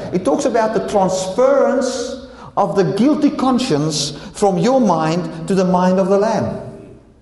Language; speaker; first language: English; non-native, local second language; Afrikaans